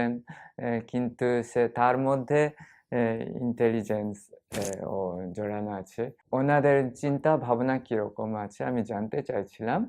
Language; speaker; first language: Bangla; non-native, fluent; Japanese